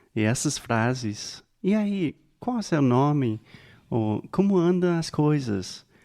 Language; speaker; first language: Portuguese; non-native, fluent; English